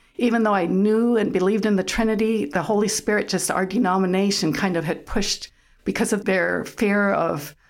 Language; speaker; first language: English; early bilingual, other home language; German